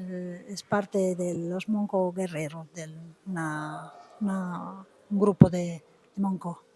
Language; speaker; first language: Spanish; non-native, fluent; Italian